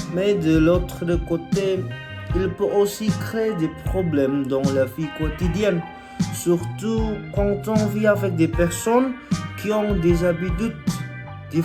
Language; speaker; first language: French; non-native, learner; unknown